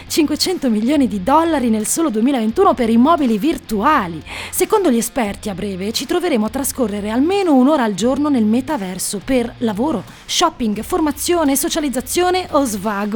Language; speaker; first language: Italian; native; Italian